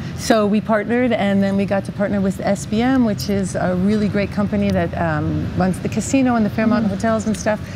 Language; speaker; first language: English; native; English